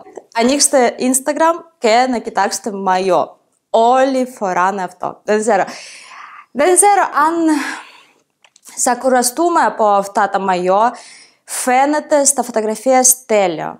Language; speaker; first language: Greek; non-native, fluent; Ukrainian